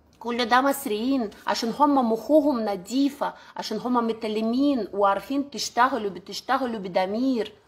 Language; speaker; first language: Arabic; non-native, learner; Russian